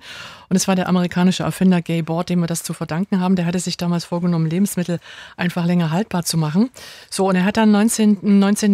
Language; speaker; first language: German; native; German